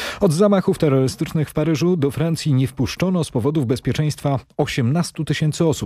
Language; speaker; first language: Polish; native; Polish